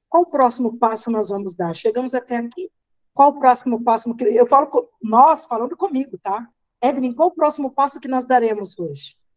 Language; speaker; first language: Portuguese; native; Portuguese